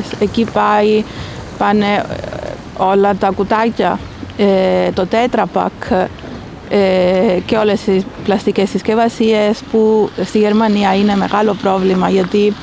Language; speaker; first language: Greek; early bilingual, heritage; Greek